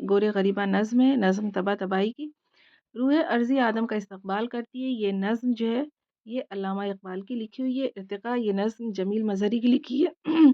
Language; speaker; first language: Urdu; native; Urdu